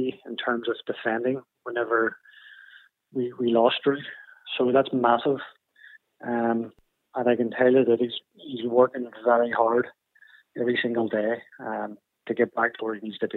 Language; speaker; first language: English; native; English